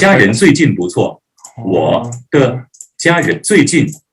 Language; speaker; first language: Chinese; non-native, learner; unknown